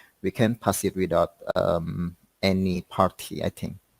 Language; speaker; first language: English; non-native, learner; Indonesian